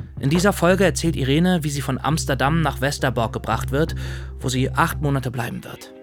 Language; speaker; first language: German; native; German